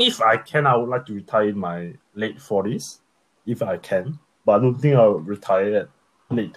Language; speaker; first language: English; early bilingual, other home language; Korean